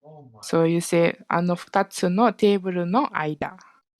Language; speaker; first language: Japanese; non-native, fluent; Malay